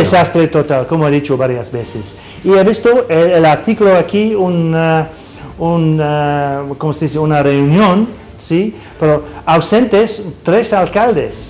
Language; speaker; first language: Spanish; non-native, fluent; English